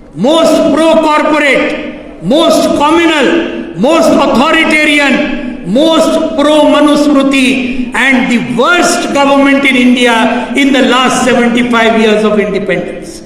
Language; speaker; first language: English; non-native, local second language; Marathi